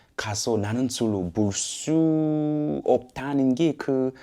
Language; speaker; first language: Korean; non-native, fluent; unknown